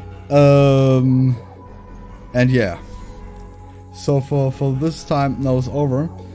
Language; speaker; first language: English; non-native, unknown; German